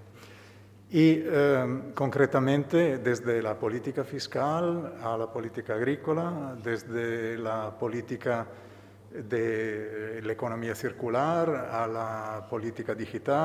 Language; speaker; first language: Spanish; non-native, fluent; Italian